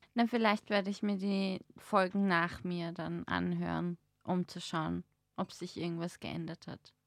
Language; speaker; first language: German; native; German